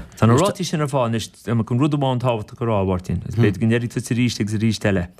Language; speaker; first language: Irish; native; Irish